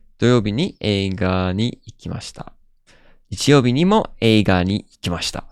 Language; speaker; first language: Japanese; non-native, fluent; English